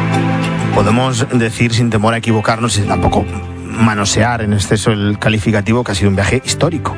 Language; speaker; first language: Spanish; native; Spanish